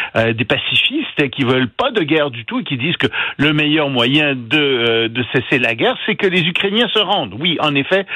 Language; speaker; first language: French; native; French